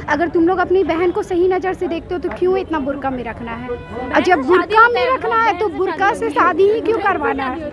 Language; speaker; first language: Hindi; native; Hindi